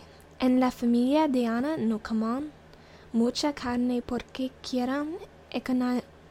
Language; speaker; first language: Spanish; non-native, learner; English